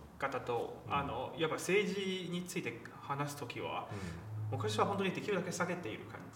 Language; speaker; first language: Japanese; non-native, fluent; Chinese